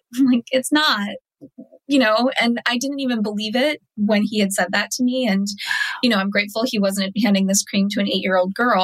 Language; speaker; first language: English; early bilingual, other home language; Telugu